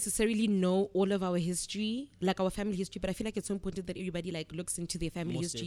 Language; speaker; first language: English; non-native, local second language; Tswana